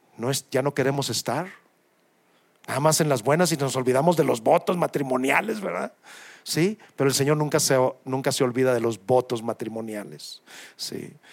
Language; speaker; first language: Spanish; native; Spanish